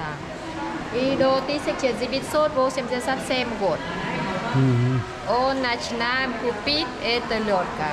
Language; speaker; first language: Russian; non-native, learner; Vietnamese